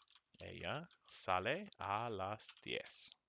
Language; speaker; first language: Spanish; non-native, fluent; English